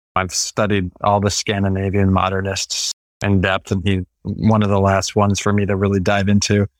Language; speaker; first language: English; non-native, fluent; Spanish